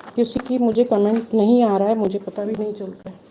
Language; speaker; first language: Hindi; non-native, local second language; Marathi